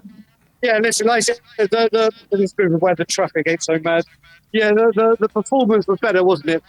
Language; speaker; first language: English; native; English